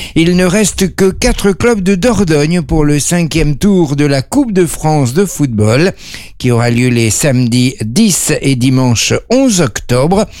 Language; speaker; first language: French; native; French